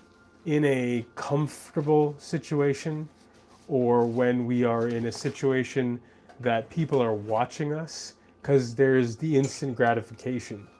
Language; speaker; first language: English; native; English